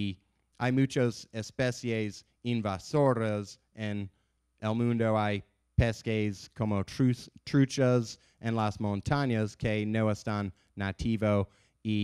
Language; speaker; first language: Spanish; non-native, learner; English